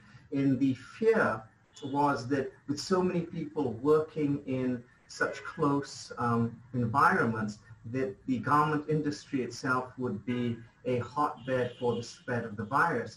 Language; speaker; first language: English; non-native, local second language; Bangla